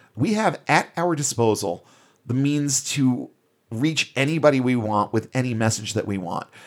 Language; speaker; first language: English; native; English